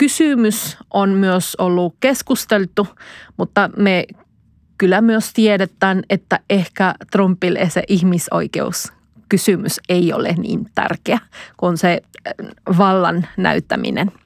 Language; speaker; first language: Finnish; non-native, fluent; Spanish